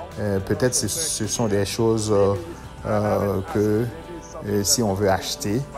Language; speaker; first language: French; non-native, local second language; Haitian Creole